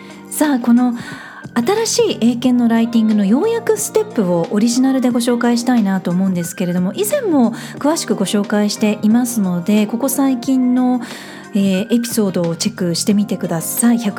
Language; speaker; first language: Japanese; native; Japanese